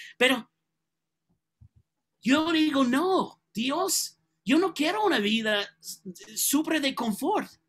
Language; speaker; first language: Spanish; non-native, learner; English